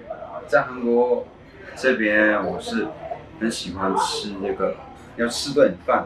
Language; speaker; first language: Chinese; non-native, local second language; Cantonese